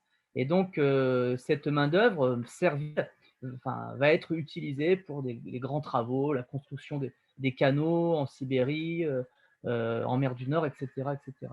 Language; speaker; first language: French; native; French